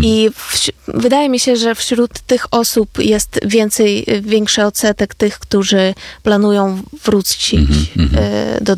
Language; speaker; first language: Polish; non-native, fluent; Ukrainian